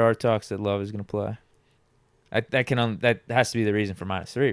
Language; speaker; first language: English; native; English